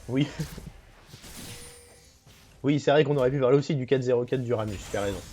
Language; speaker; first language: French; native; French